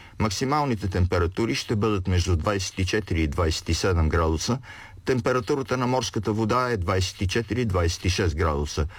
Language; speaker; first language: Bulgarian; native; Bulgarian